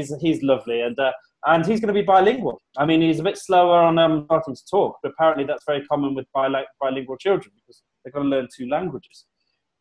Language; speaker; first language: English; native; English